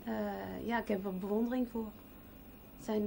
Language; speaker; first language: Dutch; native; Dutch